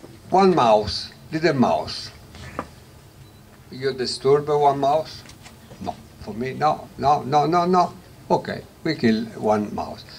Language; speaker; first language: English; non-native, learner; Italian